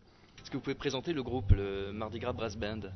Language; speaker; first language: French; native; French